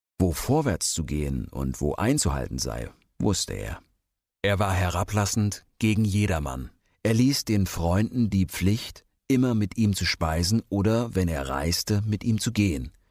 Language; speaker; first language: German; native; German